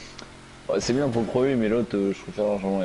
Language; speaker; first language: French; native; French